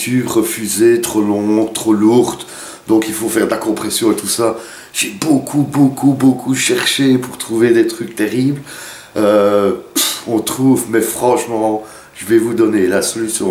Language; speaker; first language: French; native; French